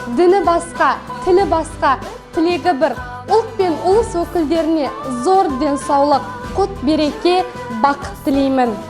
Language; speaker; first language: Kazakh; non-native, local second language; Uzbek